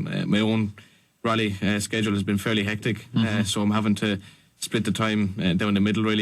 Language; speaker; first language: English; native; English